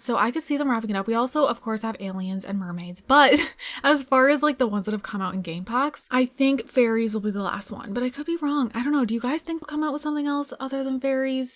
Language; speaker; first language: English; native; English